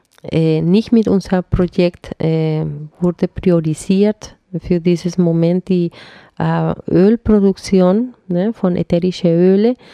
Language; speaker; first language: German; non-native, fluent; Spanish